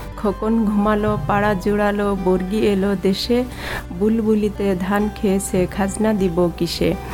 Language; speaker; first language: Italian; non-native, learner; Bangla